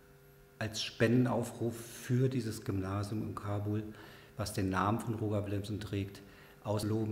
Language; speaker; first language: German; native; German